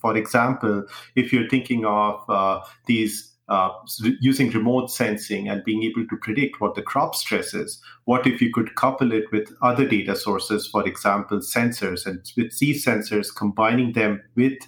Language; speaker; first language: English; non-native, local second language; Hindi